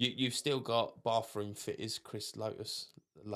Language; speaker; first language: English; native; English